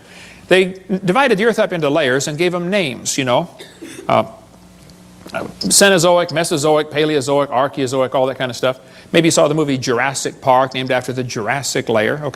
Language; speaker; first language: English; native; English